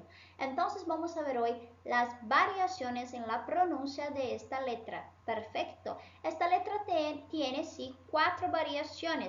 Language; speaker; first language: Spanish; non-native, fluent; Portuguese